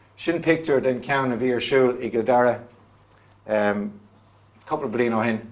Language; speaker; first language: Irish; non-native, local second language; English